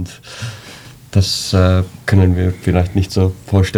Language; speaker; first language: German; non-native, fluent; Estonian